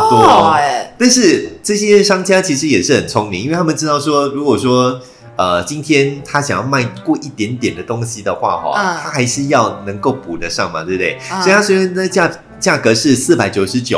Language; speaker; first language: Chinese; native; Chinese